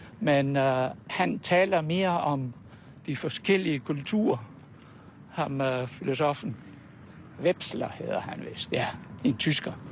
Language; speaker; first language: Danish; non-native, fluent; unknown